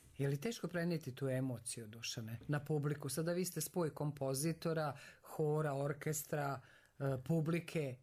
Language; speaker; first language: Serbian; native; Serbian